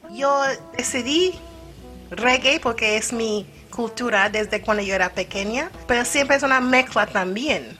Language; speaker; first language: Spanish; non-native, fluent; English